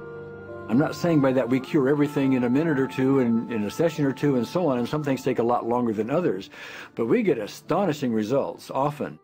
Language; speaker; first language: English; native; English